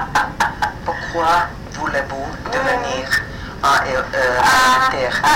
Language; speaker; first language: French; non-native, learner; Finnish